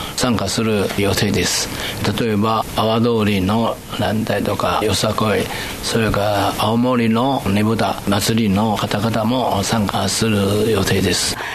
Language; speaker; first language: Japanese; non-native, fluent; Chinese